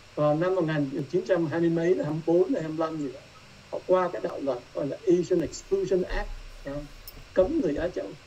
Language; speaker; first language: Vietnamese; native; Vietnamese